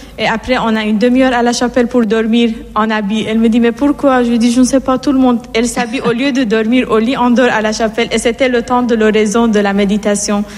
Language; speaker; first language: French; non-native, fluent; Persian